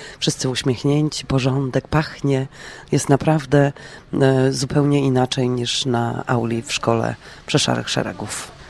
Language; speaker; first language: Polish; native; Polish